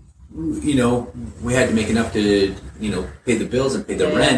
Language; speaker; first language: English; native; English